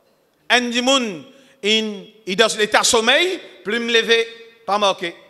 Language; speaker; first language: French; non-native, local second language; Morisyen